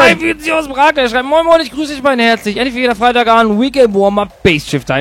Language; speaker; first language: German; native; German